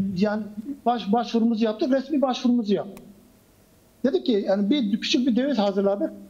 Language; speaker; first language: Turkish; non-native, local second language; Kurdish